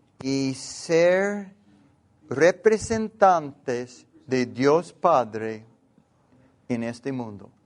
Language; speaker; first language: Spanish; non-native, learner; English